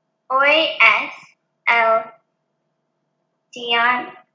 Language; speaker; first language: Spanish; non-native, learner; English